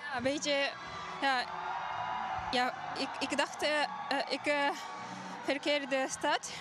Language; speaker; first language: Dutch; non-native, learner; Japanese